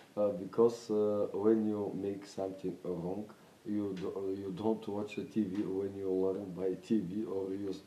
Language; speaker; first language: English; non-native, learner; Bulgarian